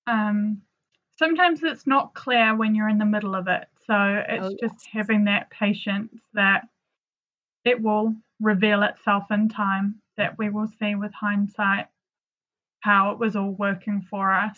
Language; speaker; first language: English; native; English